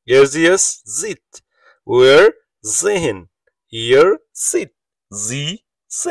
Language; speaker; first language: German; non-native, learner; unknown